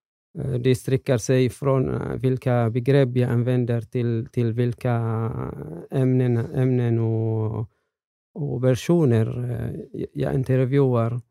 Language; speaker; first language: Swedish; non-native, fluent; Arabic